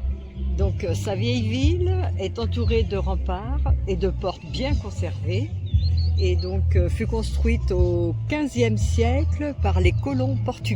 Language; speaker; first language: French; native; French